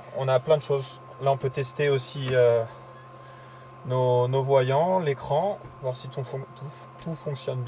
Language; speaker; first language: French; native; French